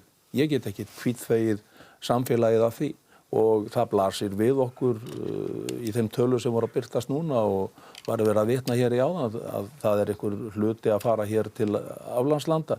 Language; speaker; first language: Icelandic; native; Icelandic